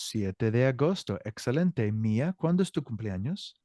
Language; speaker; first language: Spanish; non-native, fluent; English